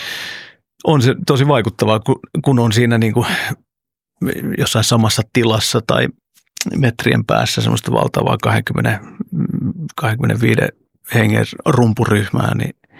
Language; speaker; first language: Finnish; early bilingual, other home language; Oromo